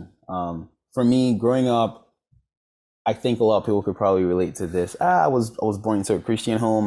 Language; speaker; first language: English; non-native, local second language; Yoruba